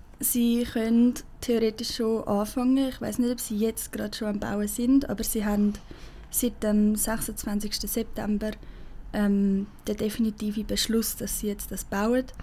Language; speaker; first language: German; native; German